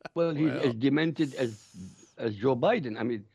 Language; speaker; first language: English; non-native, fluent; Arabic